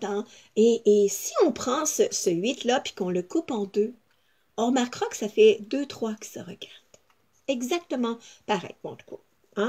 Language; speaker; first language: French; native; French